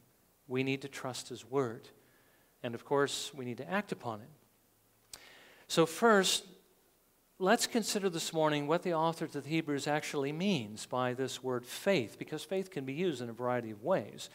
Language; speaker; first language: English; native; English